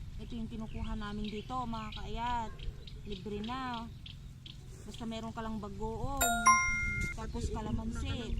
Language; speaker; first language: Filipino; non-native, local second language; Iloko